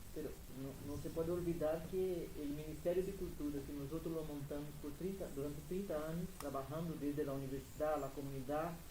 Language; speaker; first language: Spanish; non-native, fluent; Portuguese